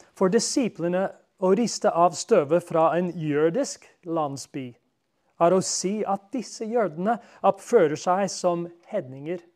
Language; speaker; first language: Norwegian; non-native, fluent; English